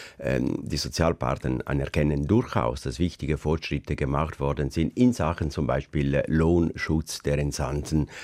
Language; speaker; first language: German; non-native, local second language; Italian